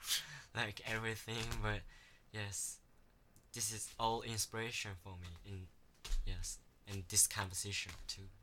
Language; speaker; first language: English; non-native, learner; Japanese